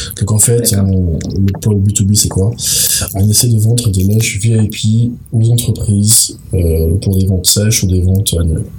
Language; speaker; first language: French; non-native, local second language; Arabic